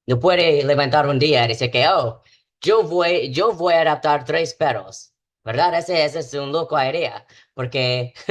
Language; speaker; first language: Spanish; non-native, learner; English